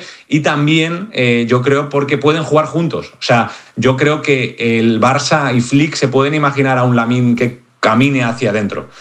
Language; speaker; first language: Spanish; native; Spanish